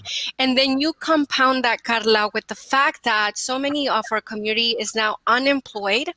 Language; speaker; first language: English; early bilingual, other home language; Spanish